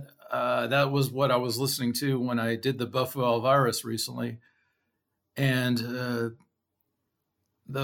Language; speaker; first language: English; native; English